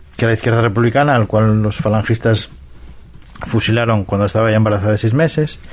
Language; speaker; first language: Spanish; native; Spanish